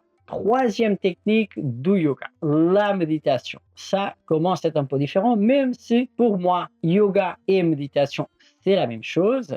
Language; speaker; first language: French; non-native, fluent; Portuguese